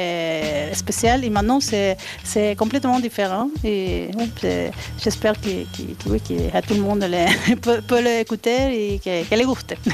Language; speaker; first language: French; non-native, fluent; Spanish